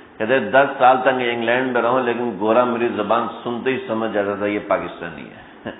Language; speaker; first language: Urdu; non-native, local second language; Punjabi